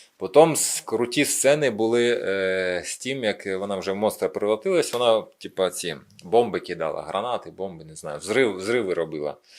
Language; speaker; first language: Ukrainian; non-native, local second language; Russian